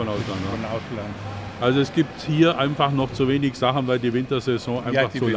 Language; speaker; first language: German; native; German